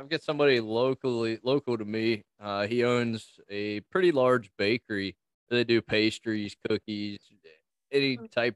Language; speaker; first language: English; native; English